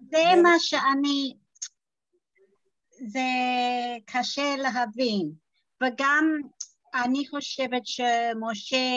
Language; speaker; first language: Hebrew; non-native, learner; English